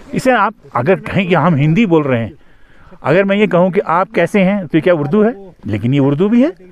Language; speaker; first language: Urdu; native; Urdu